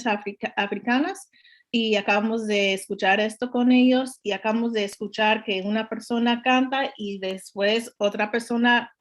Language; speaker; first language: Spanish; non-native, learner; English